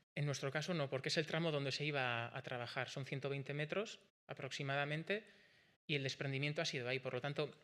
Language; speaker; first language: Spanish; non-native, local second language; Basque